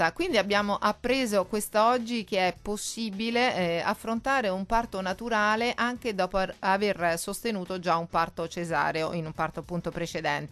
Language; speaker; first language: Italian; native; Italian